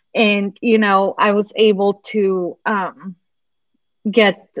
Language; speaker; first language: English; non-native, fluent; Macedonian